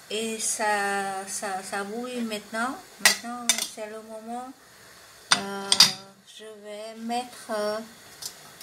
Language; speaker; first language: French; non-native, learner; Vietnamese